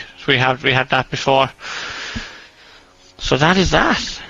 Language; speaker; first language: English; native; English